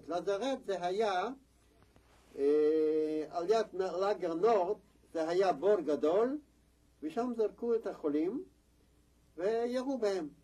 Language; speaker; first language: Hebrew; non-native, fluent; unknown